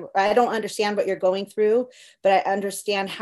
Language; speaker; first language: English; early bilingual, other home language; Spanish